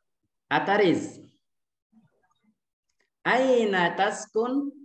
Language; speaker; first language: Arabic; non-native, fluent; Indonesian